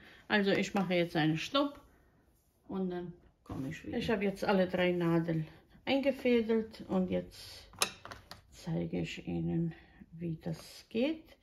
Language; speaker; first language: German; non-native, fluent; Croatian